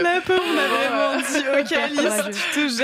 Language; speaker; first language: French; native; French